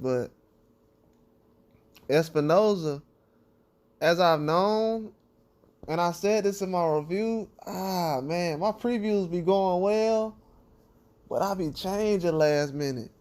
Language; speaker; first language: English; native; English